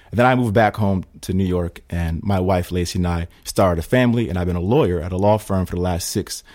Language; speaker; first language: English; native; English